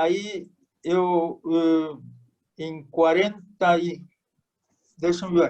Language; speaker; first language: Portuguese; non-native, fluent; Hungarian